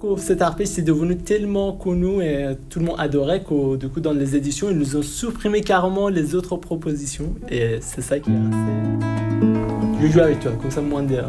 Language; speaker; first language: French; non-native, fluent; Persian